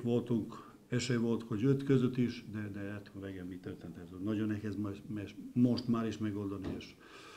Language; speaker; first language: Hungarian; non-native, learner; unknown